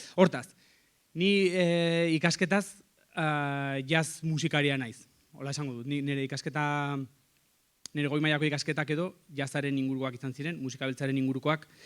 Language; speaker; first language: Basque; native; Basque